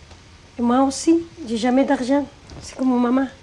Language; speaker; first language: French; non-native, fluent; Spanish